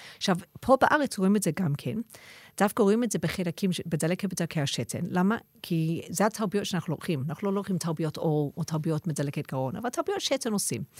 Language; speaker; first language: Hebrew; non-native, fluent; English